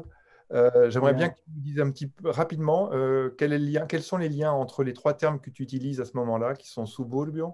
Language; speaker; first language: French; native; French